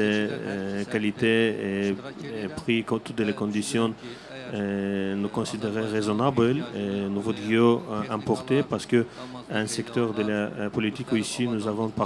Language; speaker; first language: French; non-native, learner; Azerbaijani